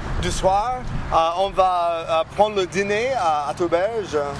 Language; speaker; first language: French; non-native, learner; English